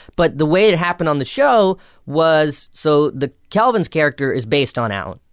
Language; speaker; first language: English; early bilingual, other home language; Hindi